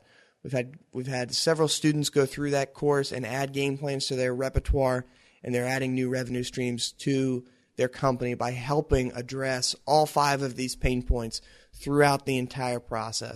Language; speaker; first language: English; native; English